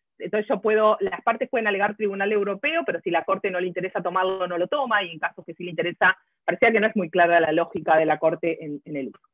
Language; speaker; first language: Spanish; native; Spanish